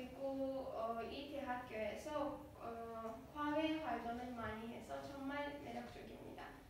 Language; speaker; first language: Korean; non-native, learner; Azerbaijani